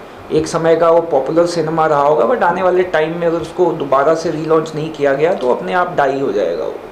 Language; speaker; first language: Hindi; native; Hindi